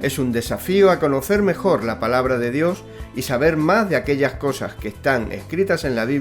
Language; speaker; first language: Spanish; native; Spanish